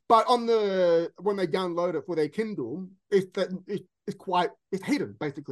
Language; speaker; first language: English; native; English